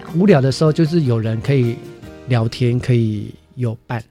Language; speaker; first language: Chinese; native; Chinese